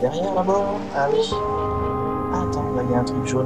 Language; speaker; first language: French; native; French